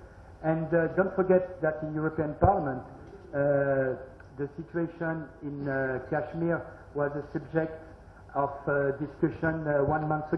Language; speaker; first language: English; non-native, learner; French